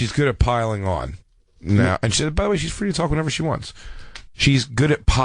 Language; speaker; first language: English; native; English